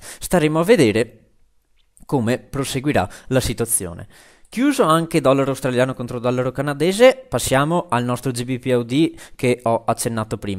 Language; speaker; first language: Italian; native; Italian